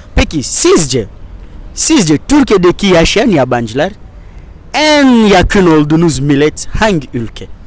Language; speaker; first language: Turkish; non-native, fluent; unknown